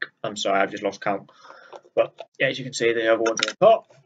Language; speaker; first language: English; native; English